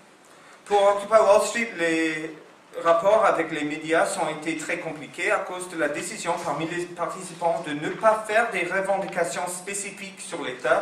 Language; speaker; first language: French; non-native, fluent; English